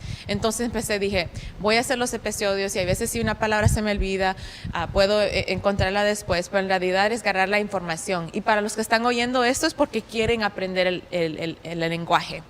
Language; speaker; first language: Spanish; early bilingual, heritage; Spanish